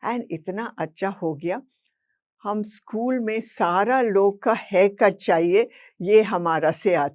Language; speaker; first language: Hindi; non-native, local second language; English